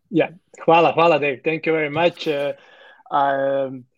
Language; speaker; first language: English; non-native, fluent; Croatian